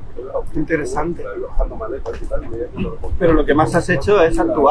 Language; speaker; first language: Spanish; native; Spanish